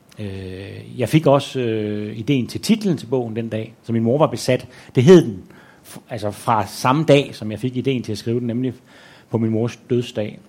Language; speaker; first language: Danish; native; Danish